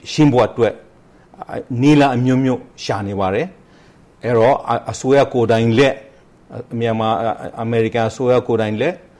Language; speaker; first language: Burmese; non-native, local second language; Rohingya